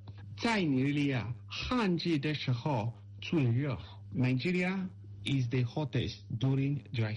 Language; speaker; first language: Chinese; non-native, learner; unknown